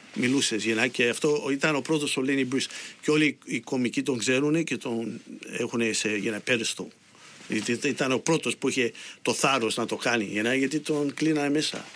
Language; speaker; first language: Greek; early bilingual, heritage; Greek